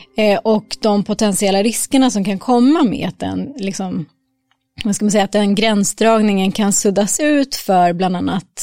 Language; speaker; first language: Swedish; native; Swedish